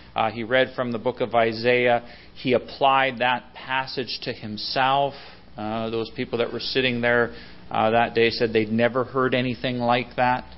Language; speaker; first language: English; native; English